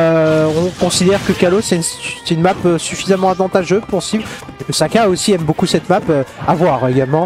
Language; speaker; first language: French; native; French